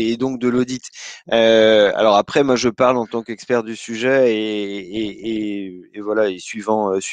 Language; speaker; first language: French; native; French